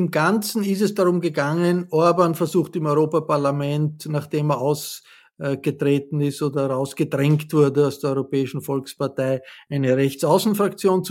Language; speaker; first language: German; native; German